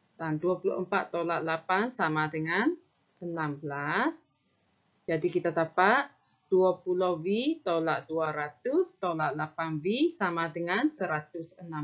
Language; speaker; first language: Malay; non-native, local second language; Chinese